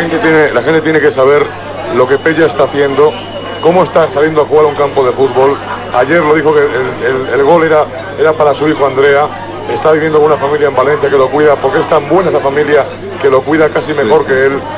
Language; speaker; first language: Spanish; native; Spanish